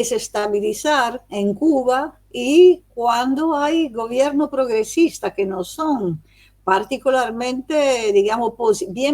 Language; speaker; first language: Spanish; non-native, fluent; Italian